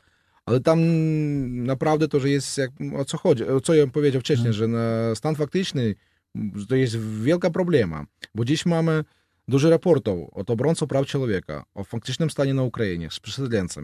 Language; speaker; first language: Polish; non-native, learner; Russian